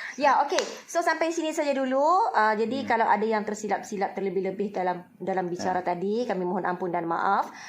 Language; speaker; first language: Malay; native; Malay